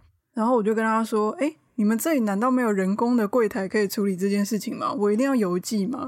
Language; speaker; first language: Chinese; native; Chinese